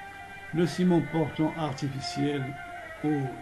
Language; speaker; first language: French; non-native, local second language; Arabic